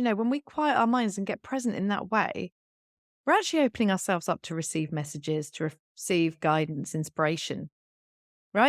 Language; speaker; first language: English; native; English